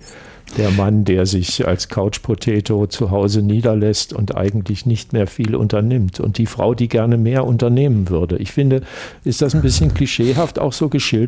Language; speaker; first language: German; native; German